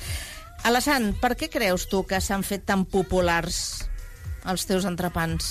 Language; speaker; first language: Catalan; native; Catalan